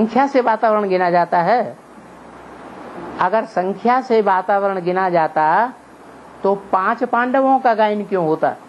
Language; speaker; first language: Hindi; native; Hindi